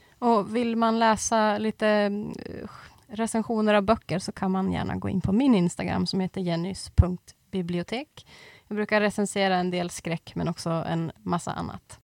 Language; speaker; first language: Swedish; native; Swedish